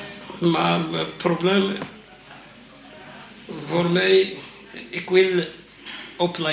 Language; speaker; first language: Dutch; non-native, learner; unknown